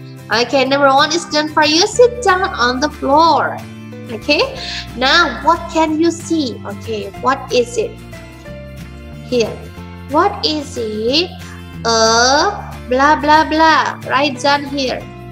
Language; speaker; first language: English; non-native, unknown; Indonesian